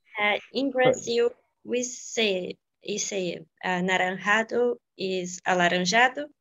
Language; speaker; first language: English; non-native, fluent; Portuguese